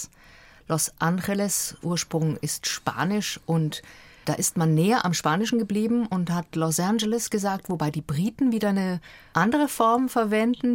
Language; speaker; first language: German; native; German